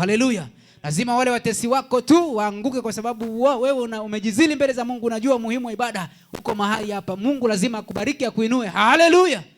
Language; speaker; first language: Swahili; native; Swahili